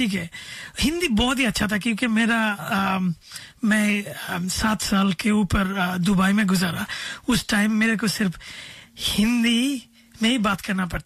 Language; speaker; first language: Hindi; non-native, fluent; Bangla